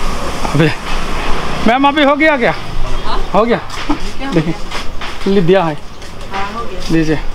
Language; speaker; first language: Hindi; non-native, local second language; Bangla